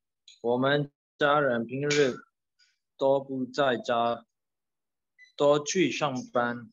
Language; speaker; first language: Chinese; non-native, learner; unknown